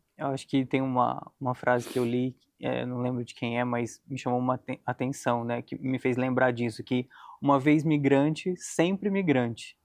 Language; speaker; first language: Portuguese; native; Portuguese